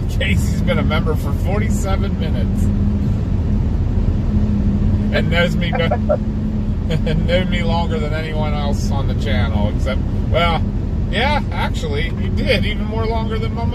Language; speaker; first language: English; native; English